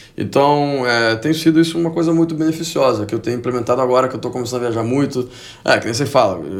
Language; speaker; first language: Portuguese; non-native, fluent; Spanish